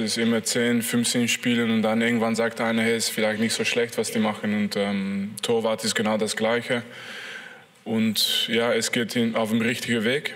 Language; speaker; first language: German; non-native, fluent; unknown